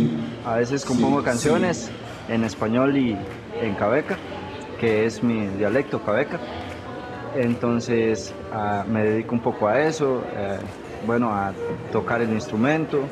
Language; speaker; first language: Spanish; non-native, local second language; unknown